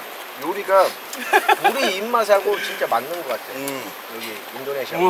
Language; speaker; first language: Korean; non-native, fluent; English